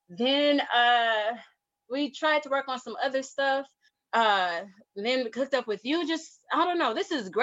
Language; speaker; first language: English; native; English